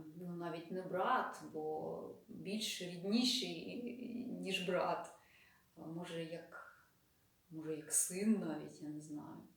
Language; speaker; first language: Ukrainian; non-native, local second language; Russian